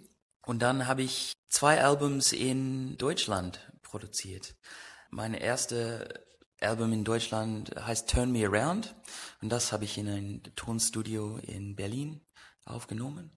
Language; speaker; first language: German; non-native, learner; English